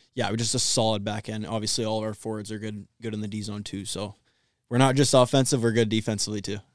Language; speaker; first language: English; native; English